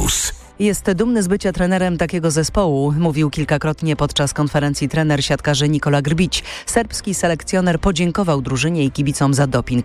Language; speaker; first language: Polish; native; Polish